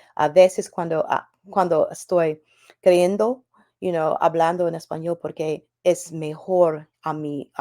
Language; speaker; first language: Spanish; non-native, learner; English